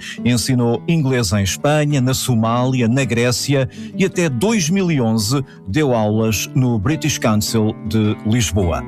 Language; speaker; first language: Portuguese; native; Portuguese